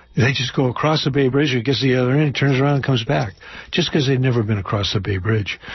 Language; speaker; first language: English; native; English